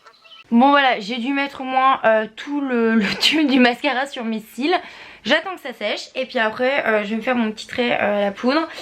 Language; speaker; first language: French; native; French